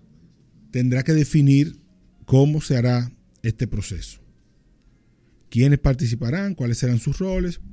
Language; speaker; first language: Spanish; native; Spanish